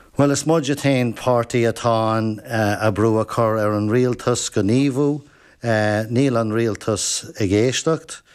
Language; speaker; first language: Irish; non-native, local second language; English